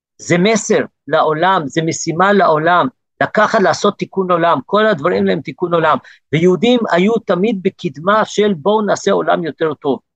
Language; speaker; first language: Hebrew; early bilingual, other home language; English